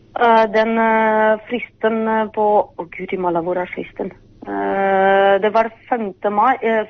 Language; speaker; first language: Norwegian; non-native, fluent; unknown